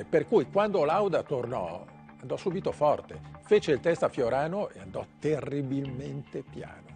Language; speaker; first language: Italian; native; Italian